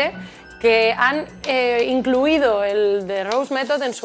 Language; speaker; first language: Spanish; native; Spanish